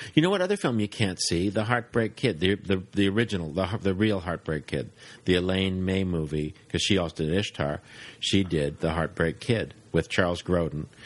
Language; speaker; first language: English; native; English